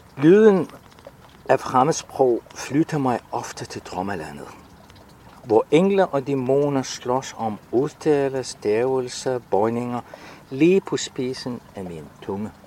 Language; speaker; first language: Danish; non-native, fluent; Arabic